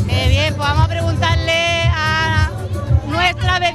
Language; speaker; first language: Spanish; native; Spanish